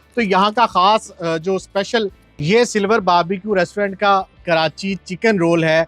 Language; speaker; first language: Urdu; native; Urdu